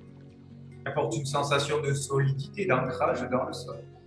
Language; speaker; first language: French; native; French